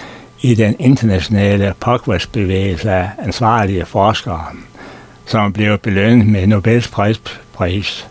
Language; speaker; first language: Danish; native; Danish